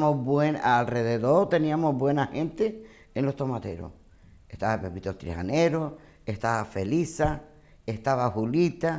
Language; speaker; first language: Spanish; native; Spanish